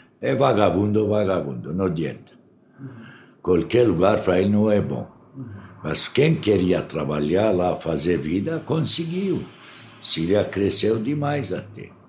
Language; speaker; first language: Portuguese; non-native, fluent; Arabic